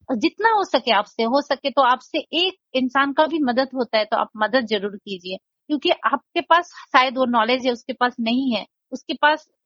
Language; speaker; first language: Hindi; non-native, local second language; Nepali